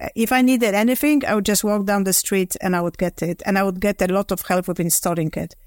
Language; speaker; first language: English; non-native, fluent; Polish